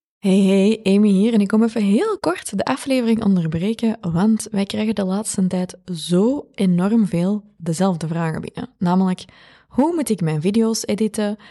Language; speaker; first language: Dutch; native; Dutch